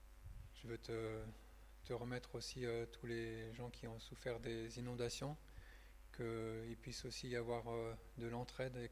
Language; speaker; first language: French; native; French